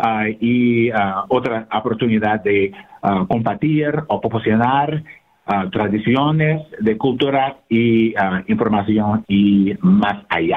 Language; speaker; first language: Spanish; non-native, learner; English